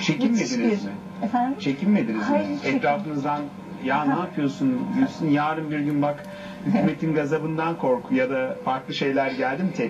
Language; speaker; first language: Turkish; native; Turkish